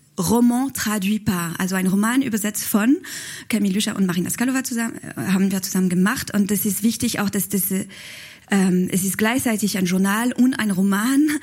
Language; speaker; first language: German; non-native, local second language; French